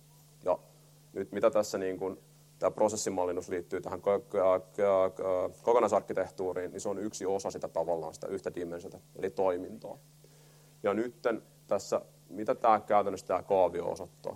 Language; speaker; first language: Finnish; native; Finnish